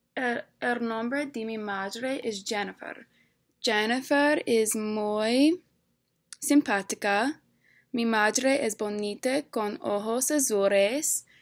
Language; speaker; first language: Spanish; non-native, learner; English